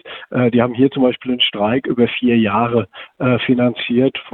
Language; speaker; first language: German; native; German